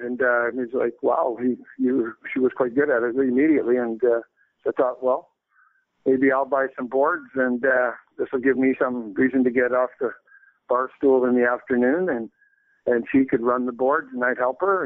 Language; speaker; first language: English; native; English